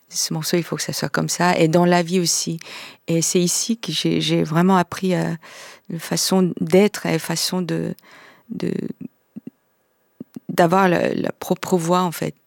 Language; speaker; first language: French; non-native, fluent; Korean